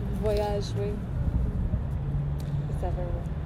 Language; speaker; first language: French; non-native, fluent; English